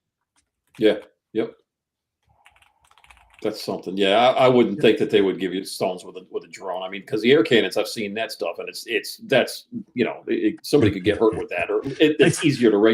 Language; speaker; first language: English; native; English